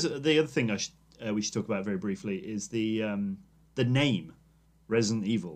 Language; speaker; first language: English; native; English